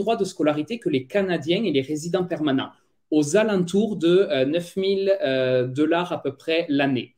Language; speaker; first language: French; native; French